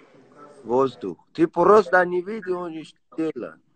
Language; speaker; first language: Russian; non-native, learner; Persian